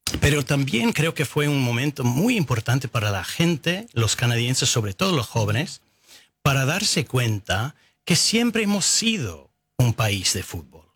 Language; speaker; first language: Spanish; non-native, fluent; English